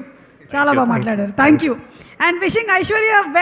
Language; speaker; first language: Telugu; native; Telugu